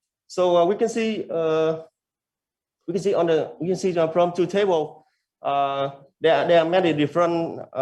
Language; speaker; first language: English; non-native, learner; Vietnamese